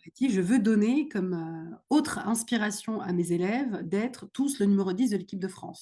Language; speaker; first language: French; native; French